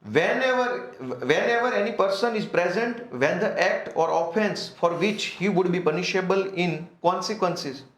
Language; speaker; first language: English; non-native, local second language; Gujarati